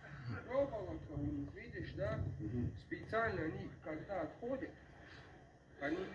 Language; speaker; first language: Russian; native; Russian